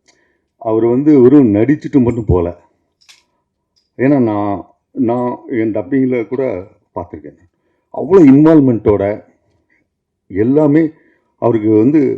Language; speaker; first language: Tamil; native; Tamil